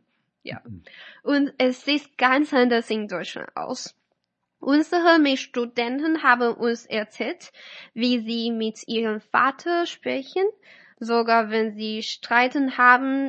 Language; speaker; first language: German; non-native, fluent; Chinese